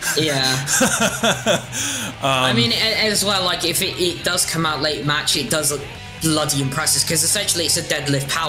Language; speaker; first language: English; native; English